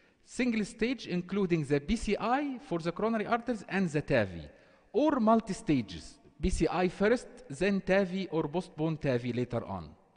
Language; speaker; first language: English; non-native, fluent; Arabic